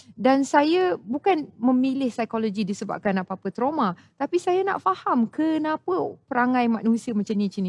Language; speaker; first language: Malay; non-native, local second language; English